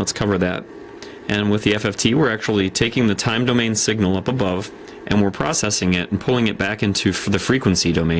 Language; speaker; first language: English; native; English